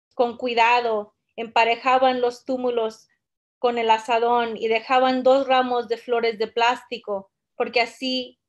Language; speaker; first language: Spanish; early bilingual, heritage; Spanish